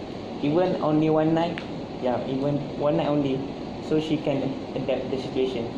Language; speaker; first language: English; non-native, local second language; Malay